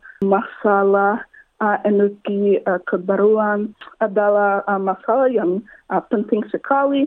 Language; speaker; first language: Indonesian; non-native, learner; English